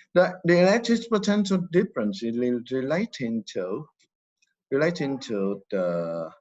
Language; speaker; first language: English; non-native, fluent; Vietnamese